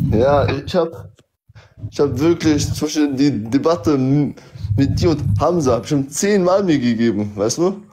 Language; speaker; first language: German; early bilingual, other home language; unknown